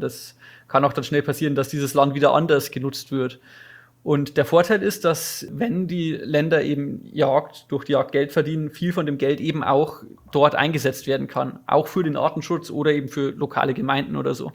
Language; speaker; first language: German; native; German